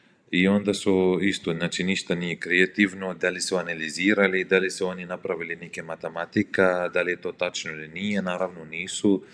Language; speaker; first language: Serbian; non-native, learner; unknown